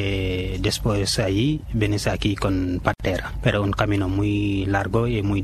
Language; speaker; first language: Spanish; non-native, learner; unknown